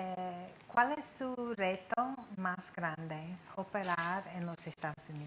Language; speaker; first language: Spanish; non-native, fluent; English